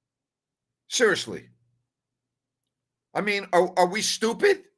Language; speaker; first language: English; native; English